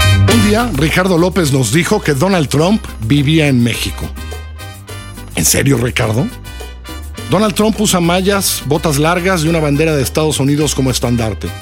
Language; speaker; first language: Spanish; native; Spanish